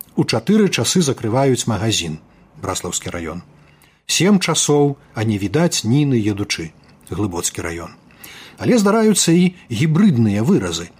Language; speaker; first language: Belarusian; native; Belarusian